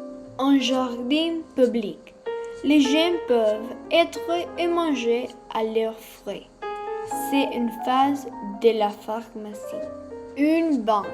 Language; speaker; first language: French; non-native, learner; Spanish